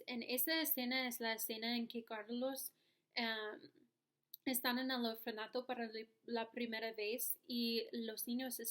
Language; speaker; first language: Spanish; non-native, learner; English